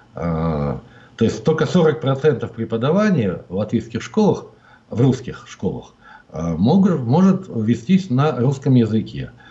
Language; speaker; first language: Russian; native; Russian